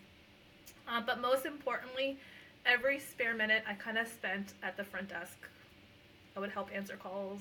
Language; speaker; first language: English; early bilingual, other home language; Punjabi